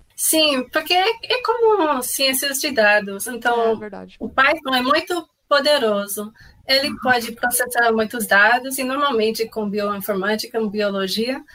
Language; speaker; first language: Portuguese; non-native, fluent; English